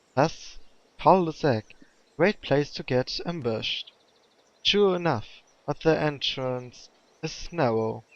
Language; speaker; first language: English; non-native, fluent; German